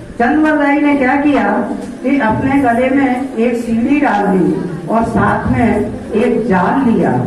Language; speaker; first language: Hindi; native; Hindi